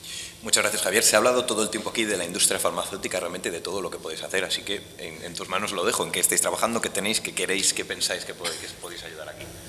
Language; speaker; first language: Spanish; native; Spanish